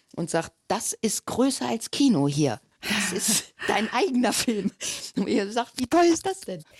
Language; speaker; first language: German; native; German